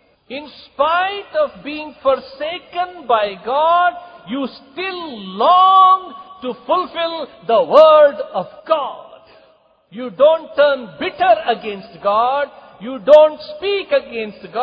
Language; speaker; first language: English; non-native, local second language; Kannada